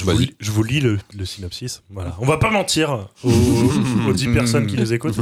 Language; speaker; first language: French; native; French